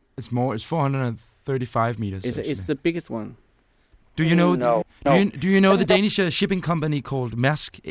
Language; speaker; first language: English; non-native, fluent; Danish